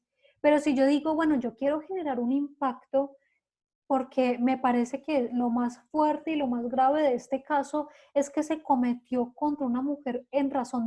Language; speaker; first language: Spanish; native; Spanish